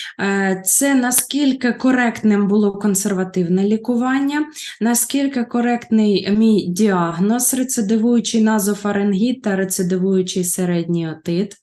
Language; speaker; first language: Ukrainian; native; Ukrainian